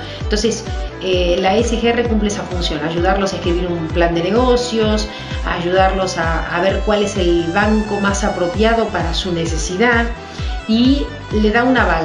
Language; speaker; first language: Spanish; native; Spanish